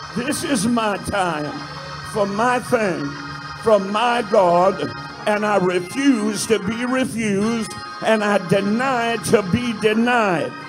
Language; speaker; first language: English; native; English